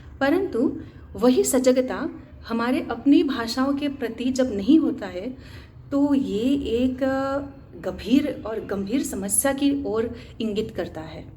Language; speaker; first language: Hindi; non-native, local second language; Assamese